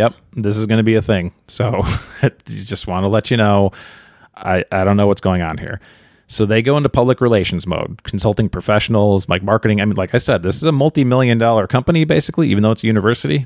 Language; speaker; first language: English; native; English